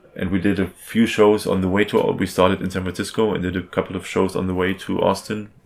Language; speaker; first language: English; non-native, fluent; German